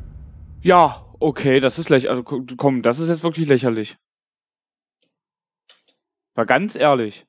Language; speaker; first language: German; native; German